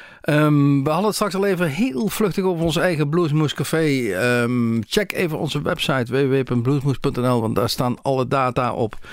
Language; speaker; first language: Dutch; native; Dutch